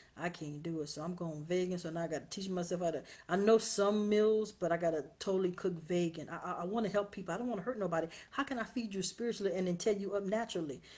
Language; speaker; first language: English; native; English